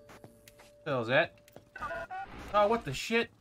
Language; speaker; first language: English; native; English